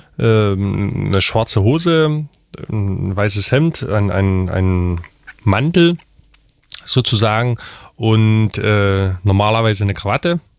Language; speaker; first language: German; non-native, local second language; Upper Sorbian